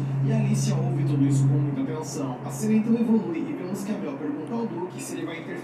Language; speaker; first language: Portuguese; native; Portuguese